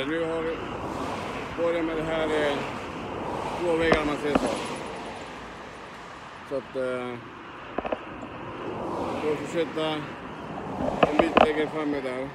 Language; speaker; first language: Swedish; non-native, learner; Spanish